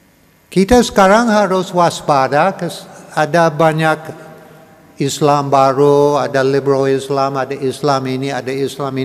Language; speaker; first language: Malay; non-native, learner; English